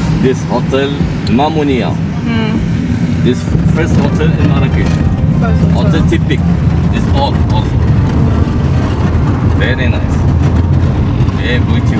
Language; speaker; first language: English; non-native, learner; Arabic